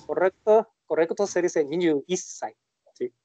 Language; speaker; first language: Spanish; non-native, learner; Japanese